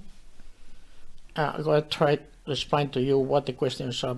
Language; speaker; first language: English; non-native, fluent; Spanish